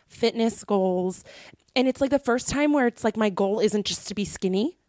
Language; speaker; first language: English; native; English